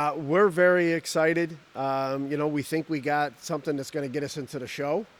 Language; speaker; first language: English; native; English